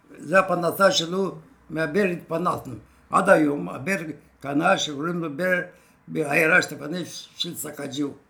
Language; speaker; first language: Hebrew; non-native, fluent; Romanian